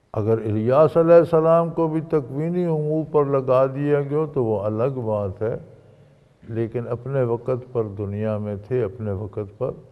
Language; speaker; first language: Urdu; non-native, local second language; Punjabi